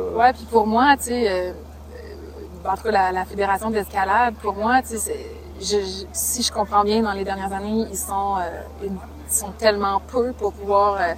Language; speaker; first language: French; native; French